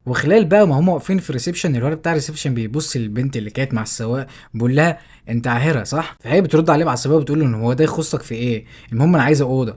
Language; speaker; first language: Arabic; native; Arabic